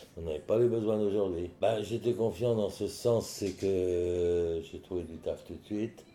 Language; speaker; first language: French; native; French